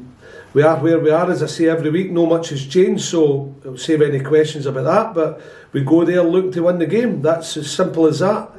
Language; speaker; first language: English; native; English